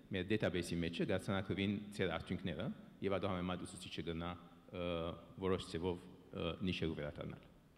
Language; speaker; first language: Armenian; early bilingual, heritage; Armenian